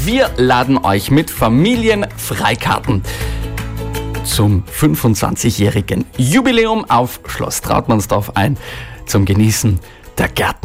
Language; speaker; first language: German; native; German